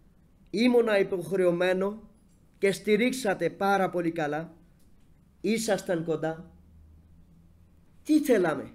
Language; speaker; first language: Greek; non-native, fluent; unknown